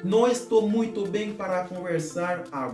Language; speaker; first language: Portuguese; non-native, learner; Haitian Creole